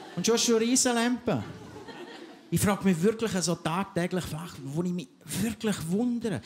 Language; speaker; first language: German; native; German